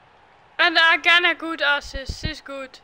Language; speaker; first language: English; non-native, learner; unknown